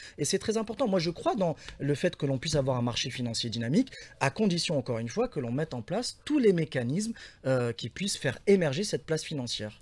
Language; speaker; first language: French; non-native, local second language; Arabic